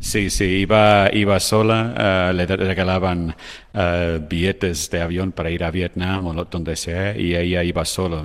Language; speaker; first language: Spanish; non-native, fluent; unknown